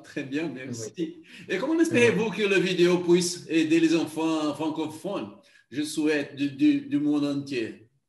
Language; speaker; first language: French; non-native, learner; Portuguese